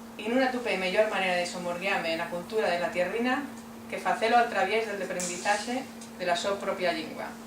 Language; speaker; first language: Asturian; non-native, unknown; Catalan